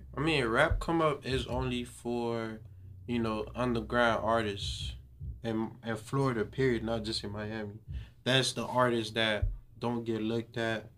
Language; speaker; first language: English; early bilingual, other home language; Haitian Creole